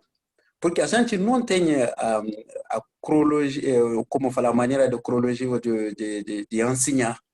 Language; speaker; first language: Portuguese; non-native, learner; Bambara